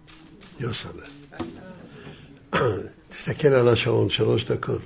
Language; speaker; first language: Hebrew; early bilingual, other home language; Yiddish